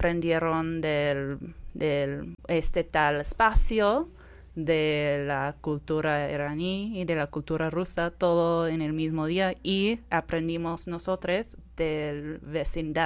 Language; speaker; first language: Spanish; non-native, fluent; Persian